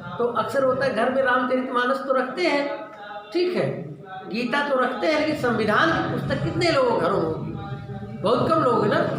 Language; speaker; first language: Hindi; native; Hindi